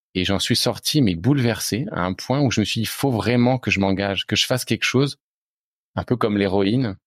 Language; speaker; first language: French; native; French